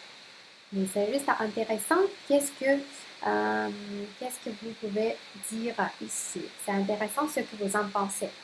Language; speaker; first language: French; non-native, fluent; Russian